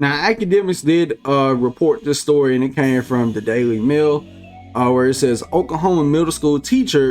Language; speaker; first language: English; native; English